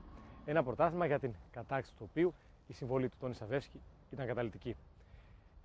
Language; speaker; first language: Greek; native; Greek